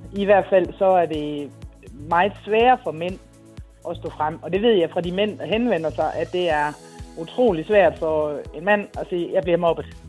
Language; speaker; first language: Danish; native; Danish